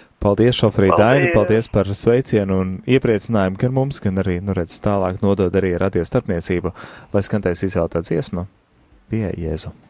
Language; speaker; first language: Latvian; native; Latvian